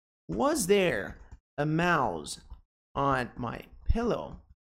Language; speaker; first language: English; non-native, fluent; Portuguese